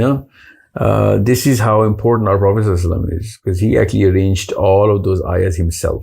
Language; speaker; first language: English; non-native, local second language; Urdu